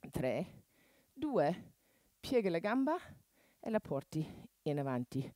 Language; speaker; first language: Italian; non-native, fluent; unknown